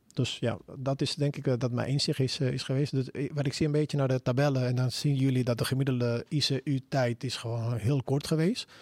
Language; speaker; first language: Dutch; non-native, fluent; Spanish